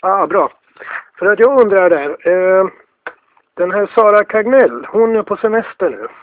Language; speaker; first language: Swedish; native; Swedish